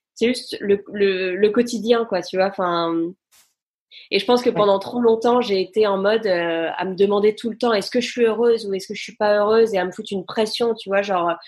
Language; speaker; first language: French; native; French